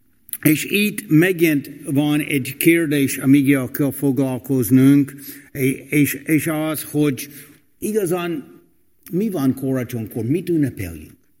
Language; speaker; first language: Hungarian; non-native, fluent; English